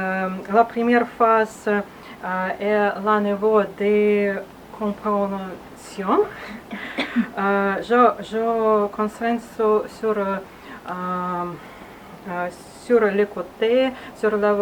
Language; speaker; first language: French; non-native, learner; Russian